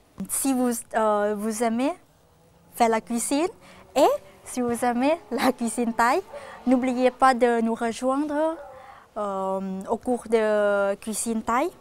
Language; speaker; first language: French; non-native, fluent; Thai